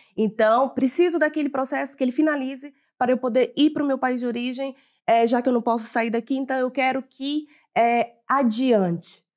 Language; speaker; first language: Portuguese; native; Portuguese